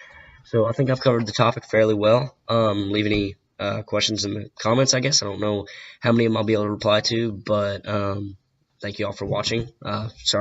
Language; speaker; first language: English; native; English